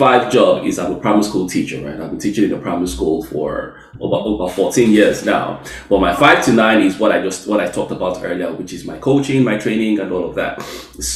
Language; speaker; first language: English; non-native, local second language; Yoruba